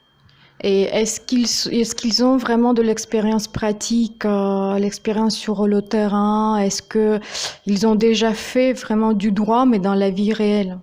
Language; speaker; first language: French; non-native, fluent; Russian